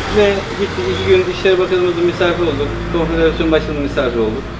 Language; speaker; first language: Turkish; native; Turkish